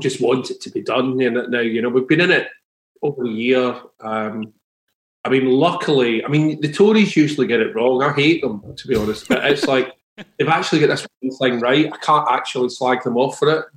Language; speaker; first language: English; native; English